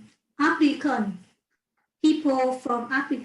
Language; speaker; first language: English; non-native, learner; Vietnamese